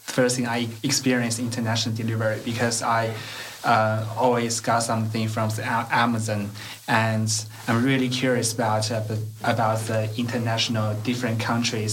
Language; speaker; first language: English; non-native, learner; Chinese